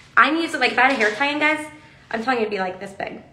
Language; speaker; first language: English; native; English